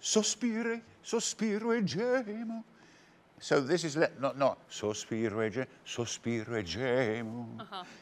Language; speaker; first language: Italian; non-native, fluent; English